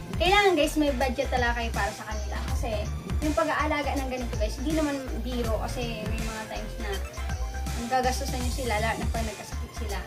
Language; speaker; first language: Filipino; non-native, local second language; Bikol